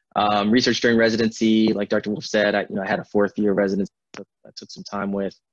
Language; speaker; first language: English; native; English